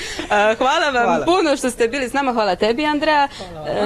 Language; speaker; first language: Croatian; native; Croatian